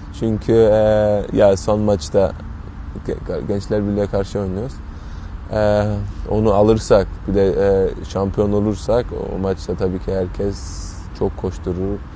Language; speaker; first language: Turkish; early bilingual, heritage; Turkish